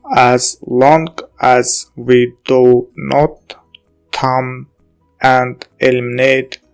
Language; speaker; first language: English; non-native, learner; Azerbaijani